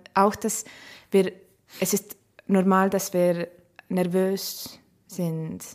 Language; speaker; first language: German; non-native, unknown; Estonian